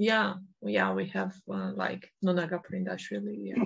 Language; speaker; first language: English; non-native, fluent; Georgian